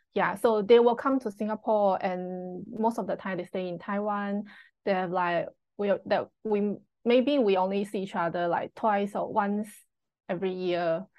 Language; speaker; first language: English; non-native, fluent; Chinese